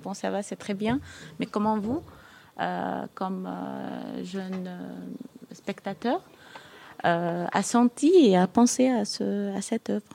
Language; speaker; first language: French; non-native, fluent; Arabic